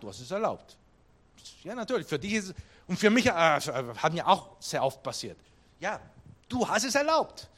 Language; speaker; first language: German; non-native, fluent; Spanish